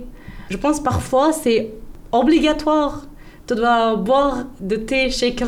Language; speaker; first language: French; non-native, learner; Persian